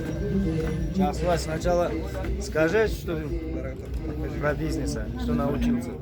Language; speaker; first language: Russian; non-native, local second language; Uzbek